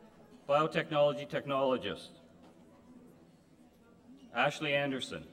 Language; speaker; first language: English; native; English